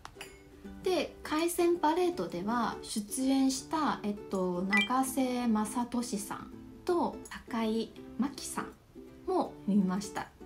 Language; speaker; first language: Japanese; non-native, fluent; Chinese